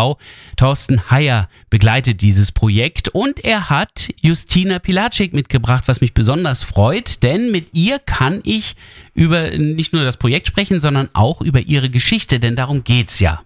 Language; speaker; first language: German; native; German